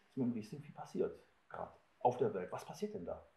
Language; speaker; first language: German; non-native, fluent; English